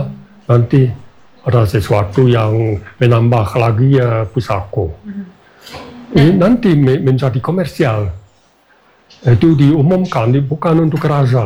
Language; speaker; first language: Indonesian; non-native, fluent; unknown